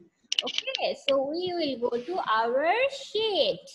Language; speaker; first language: English; non-native, learner; Bangla